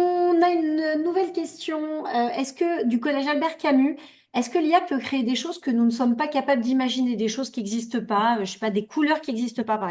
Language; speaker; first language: French; native; French